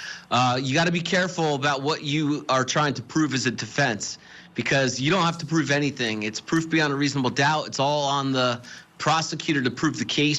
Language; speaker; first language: English; native; English